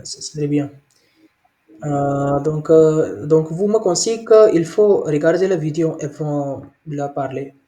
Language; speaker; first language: French; non-native, learner; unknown